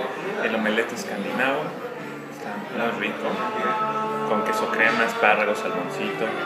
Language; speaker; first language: Spanish; native; Spanish